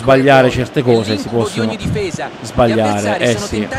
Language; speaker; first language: Italian; native; Italian